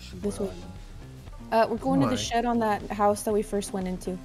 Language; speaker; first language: English; native; English